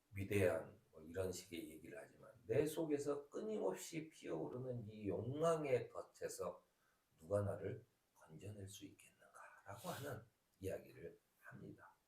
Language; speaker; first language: Korean; native; Korean